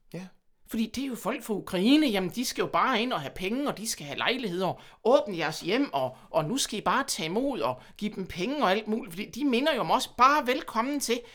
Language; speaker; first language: Danish; early bilingual, other home language; German